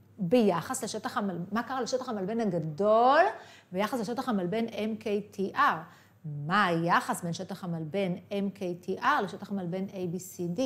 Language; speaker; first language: Hebrew; native; Hebrew